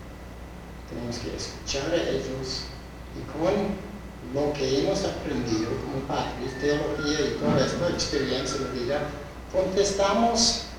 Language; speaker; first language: Spanish; non-native, fluent; English